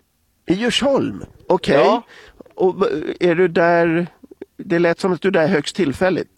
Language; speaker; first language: Swedish; native; Swedish